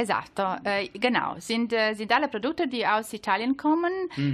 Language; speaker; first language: German; non-native, learner; Italian